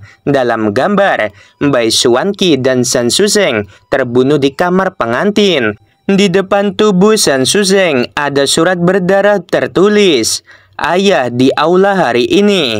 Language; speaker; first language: Indonesian; native; Indonesian